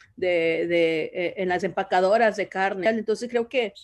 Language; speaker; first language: Spanish; early bilingual, other home language; Zapotec